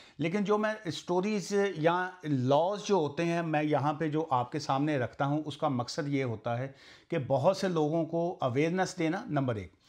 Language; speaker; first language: Urdu; non-native, local second language; Punjabi